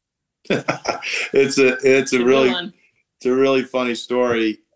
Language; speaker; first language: English; native; English